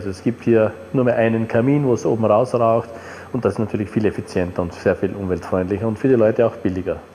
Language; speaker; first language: German; native; German